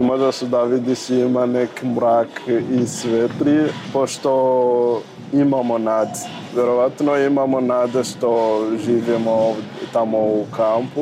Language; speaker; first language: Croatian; non-native, learner; Rundi